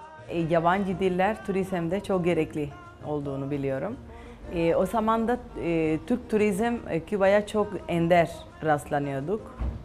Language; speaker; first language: Turkish; non-native, fluent; Spanish